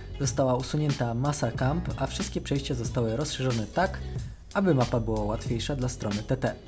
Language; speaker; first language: Polish; native; Polish